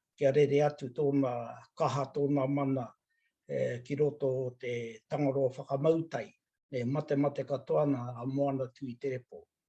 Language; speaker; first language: Māori; native; Māori